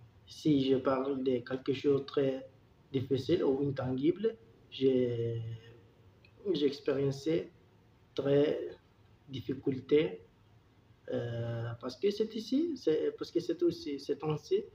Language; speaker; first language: French; non-native, learner; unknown